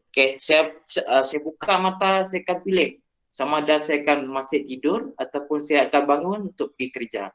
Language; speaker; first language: Malay; non-native, local second language; Iban